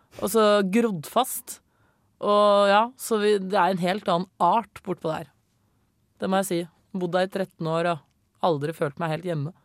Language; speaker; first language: Norwegian; native; Norwegian